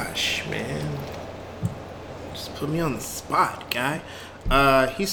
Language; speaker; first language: English; native; English